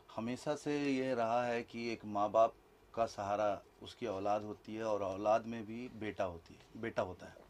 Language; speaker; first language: Hindi; native; Hindi